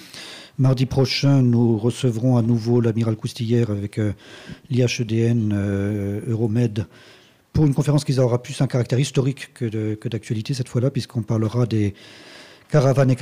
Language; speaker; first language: French; native; French